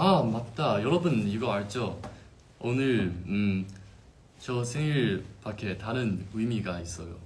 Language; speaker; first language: Korean; non-native, fluent; Chinese